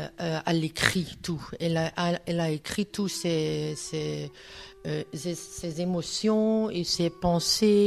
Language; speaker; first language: French; non-native, learner; Dutch